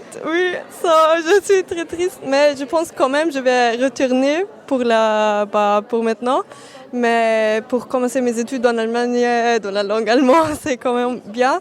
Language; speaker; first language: French; non-native, fluent; German